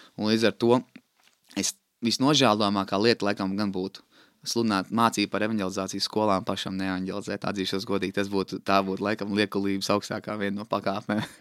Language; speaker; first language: Latvian; native; Latvian